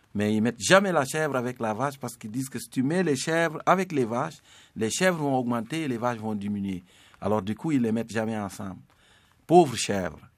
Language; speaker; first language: French; non-native, local second language; Serer